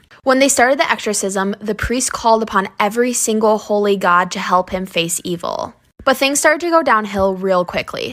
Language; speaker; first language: English; native; English